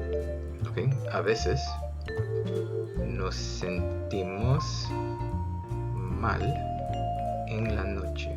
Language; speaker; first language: Spanish; early bilingual, heritage; Spanish